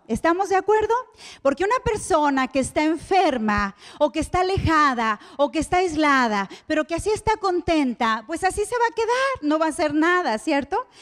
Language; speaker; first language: Spanish; native; Spanish